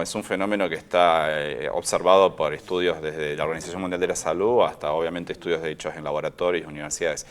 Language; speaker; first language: Spanish; native; Spanish